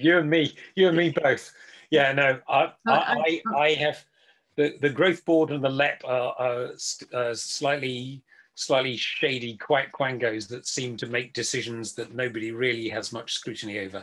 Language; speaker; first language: English; native; English